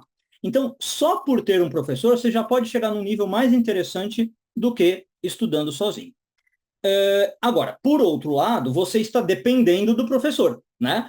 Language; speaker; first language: Portuguese; native; Portuguese